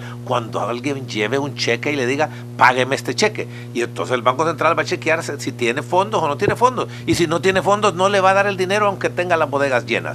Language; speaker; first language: Spanish; native; Spanish